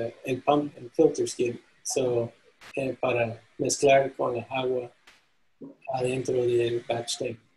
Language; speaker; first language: Spanish; non-native, fluent; English